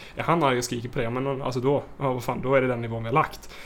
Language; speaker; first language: Swedish; native; Swedish